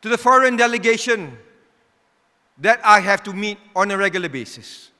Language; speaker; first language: English; non-native, local second language; Malay